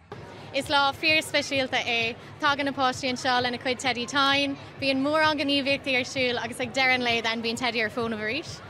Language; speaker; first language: Irish; native; Irish